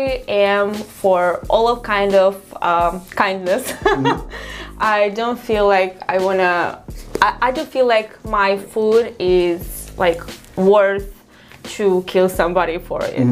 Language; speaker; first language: English; non-native, fluent; Russian